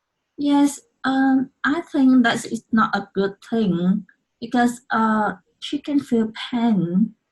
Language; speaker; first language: English; non-native, learner; Vietnamese